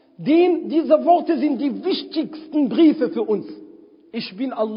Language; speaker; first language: German; non-native, fluent; Arabic